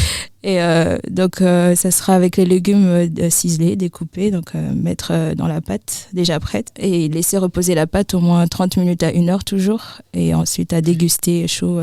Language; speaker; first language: French; native; French